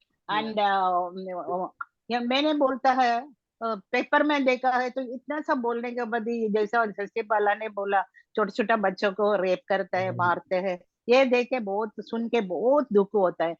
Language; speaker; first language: Hindi; non-native, local second language; Tamil